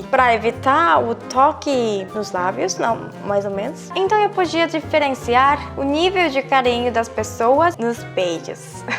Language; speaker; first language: Portuguese; non-native, fluent; Korean